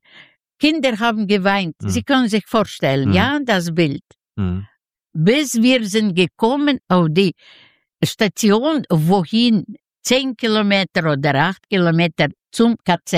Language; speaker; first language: German; non-native, fluent; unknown